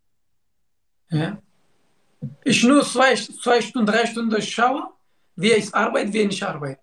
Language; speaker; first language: German; non-native, learner; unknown